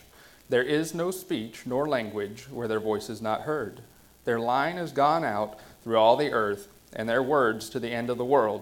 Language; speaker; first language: English; native; English